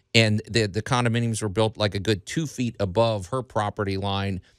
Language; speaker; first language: English; native; English